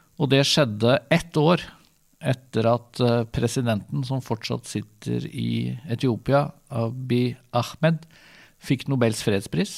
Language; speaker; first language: Norwegian; native; Norwegian